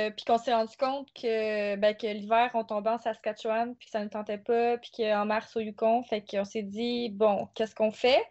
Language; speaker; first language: French; native; French